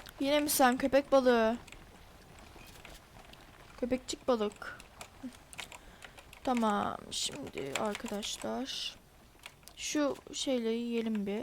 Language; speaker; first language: Turkish; native; Turkish